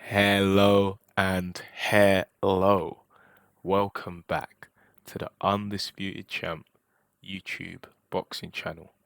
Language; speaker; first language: English; native; English